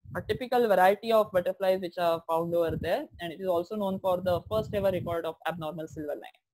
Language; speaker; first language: English; non-native, local second language; Marathi